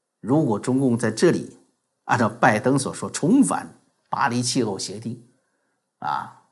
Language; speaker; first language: Chinese; native; Chinese